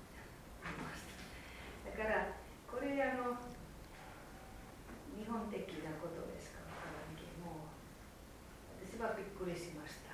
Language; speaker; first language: Japanese; non-native, fluent; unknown